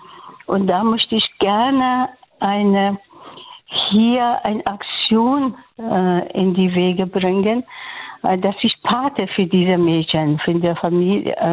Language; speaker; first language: German; non-native, fluent; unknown